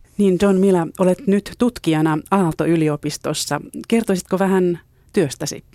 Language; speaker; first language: Finnish; native; Finnish